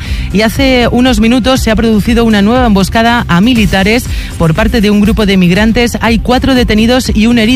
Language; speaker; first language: Spanish; native; Spanish